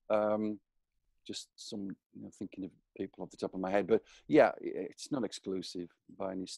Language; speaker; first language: English; native; English